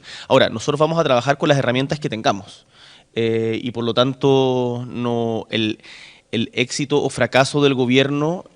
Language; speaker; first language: Spanish; native; Spanish